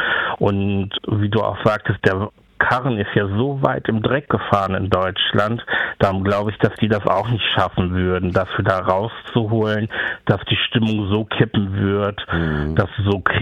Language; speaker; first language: German; native; German